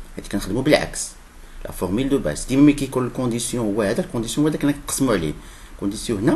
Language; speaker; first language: French; non-native, local second language; Arabic